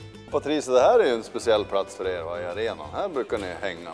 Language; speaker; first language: Swedish; native; Swedish